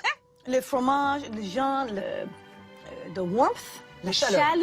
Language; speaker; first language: French; non-native, learner; English